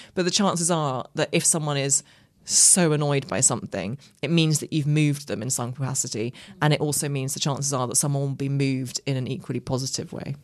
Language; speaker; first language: English; native; English